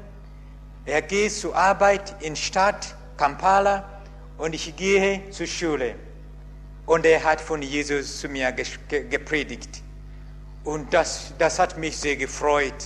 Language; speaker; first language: German; non-native, learner; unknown